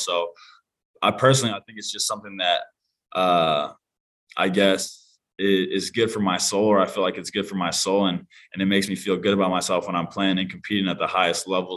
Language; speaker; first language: English; native; English